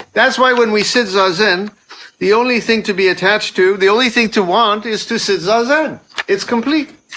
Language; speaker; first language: English; native; English